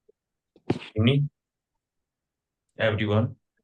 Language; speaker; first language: English; non-native, fluent; Hindi